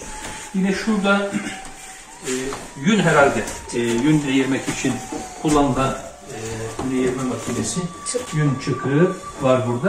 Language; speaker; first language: Turkish; native; Turkish